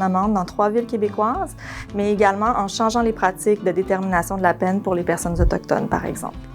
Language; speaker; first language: French; native; French